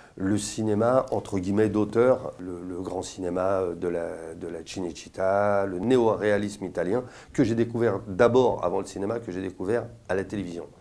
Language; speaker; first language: French; native; French